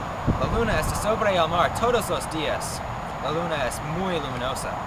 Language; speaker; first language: Spanish; non-native, learner; English